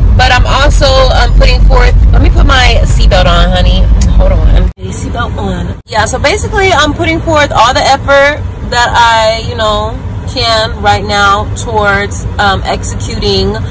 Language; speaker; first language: English; native; English